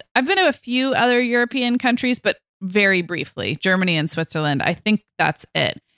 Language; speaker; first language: English; native; English